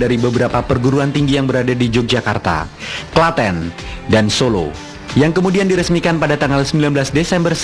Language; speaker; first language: Indonesian; native; Indonesian